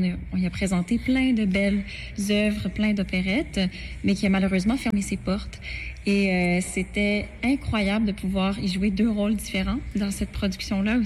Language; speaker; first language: French; native; French